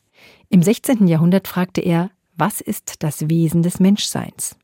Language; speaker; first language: German; native; German